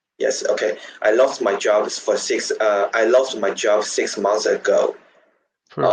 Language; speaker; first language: English; non-native, learner; Chinese